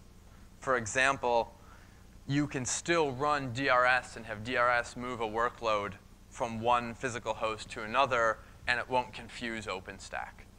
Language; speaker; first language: English; native; English